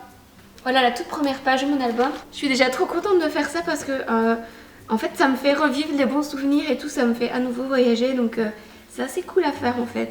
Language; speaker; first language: French; native; French